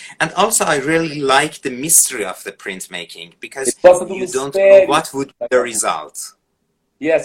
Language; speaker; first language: English; non-native, fluent; Persian